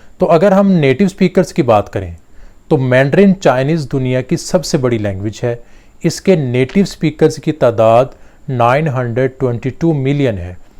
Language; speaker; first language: Urdu; native; Urdu